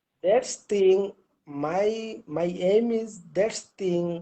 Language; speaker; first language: English; non-native, learner; Bangla